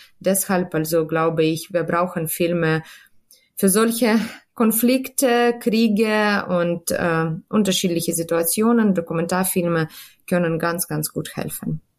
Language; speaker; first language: German; non-native, fluent; Ukrainian